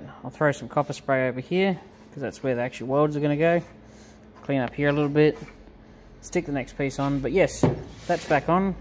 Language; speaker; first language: English; native; English